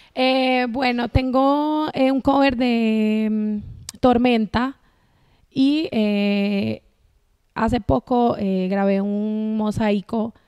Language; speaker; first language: Spanish; native; Spanish